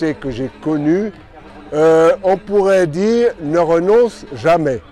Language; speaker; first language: French; native; French